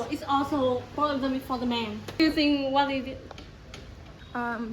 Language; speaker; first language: English; non-native, fluent; Vietnamese